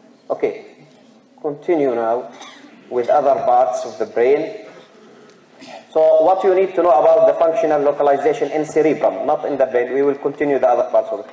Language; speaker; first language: English; non-native, fluent; Arabic